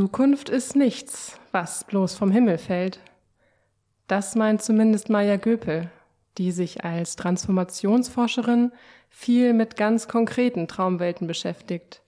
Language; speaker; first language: German; native; German